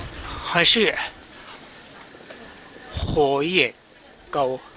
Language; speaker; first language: Chinese; non-native, learner; Japanese